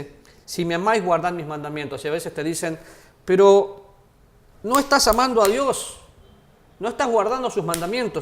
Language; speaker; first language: Spanish; native; Spanish